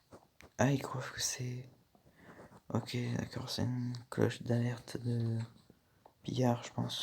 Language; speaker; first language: French; native; French